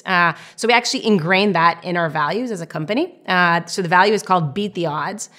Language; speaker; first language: English; non-native, fluent; Hebrew